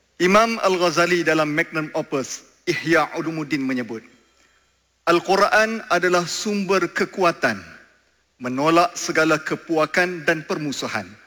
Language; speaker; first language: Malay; native; Malay